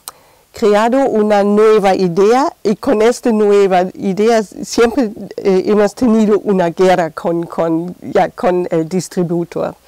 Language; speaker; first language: Spanish; non-native, fluent; German